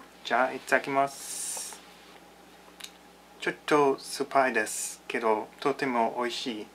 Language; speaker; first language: Japanese; non-native, learner; English